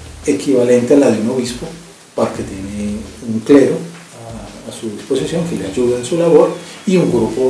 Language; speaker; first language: Spanish; native; Spanish